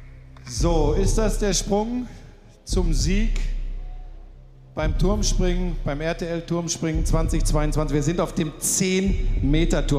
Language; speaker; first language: German; native; German